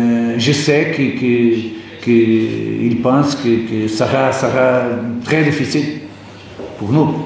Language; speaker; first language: French; non-native, learner; Portuguese